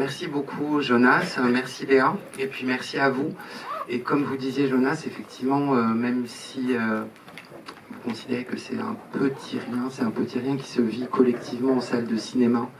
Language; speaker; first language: French; native; French